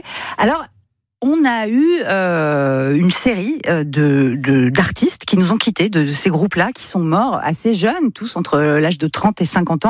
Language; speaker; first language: French; native; French